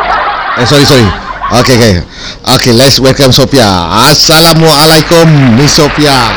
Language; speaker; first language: English; non-native, local second language; Malay